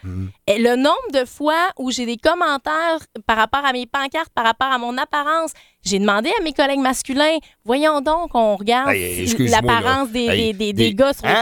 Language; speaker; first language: French; native; French